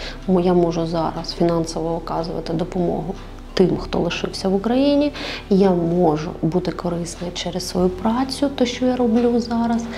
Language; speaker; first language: Ukrainian; non-native, local second language; Russian